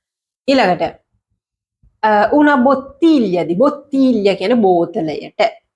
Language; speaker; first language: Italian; non-native, fluent; Sinhala